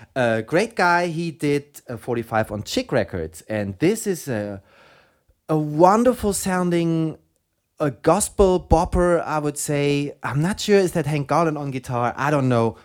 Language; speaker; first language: English; non-native, fluent; German